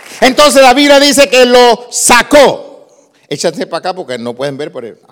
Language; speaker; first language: Spanish; early bilingual, heritage; Spanish